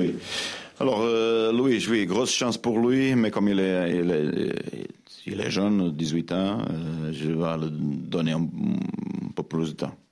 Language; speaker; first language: French; non-native, fluent; Portuguese